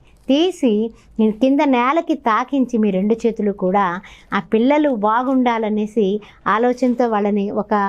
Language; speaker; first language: Telugu; native; Telugu